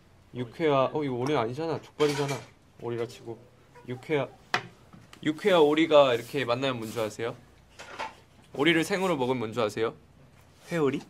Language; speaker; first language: Korean; native; Korean